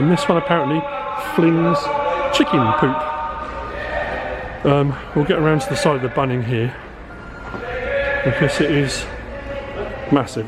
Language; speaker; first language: English; native; English